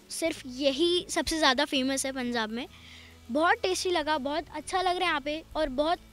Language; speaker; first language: Hindi; native; Hindi